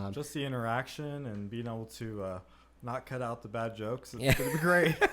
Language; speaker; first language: English; native; English